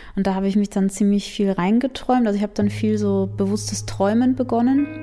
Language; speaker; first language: German; early bilingual, other home language; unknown